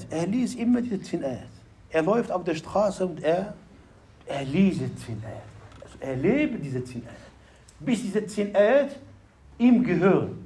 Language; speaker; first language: German; non-native, fluent; Arabic